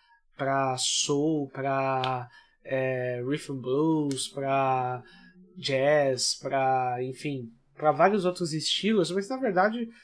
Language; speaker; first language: Portuguese; native; Portuguese